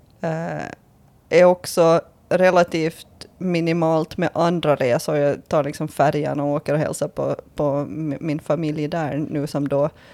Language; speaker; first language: Swedish; native; Swedish